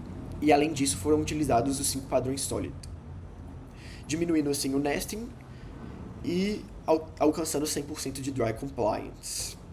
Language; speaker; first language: Portuguese; native; Portuguese